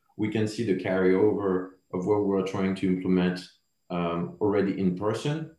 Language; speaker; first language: English; non-native, fluent; French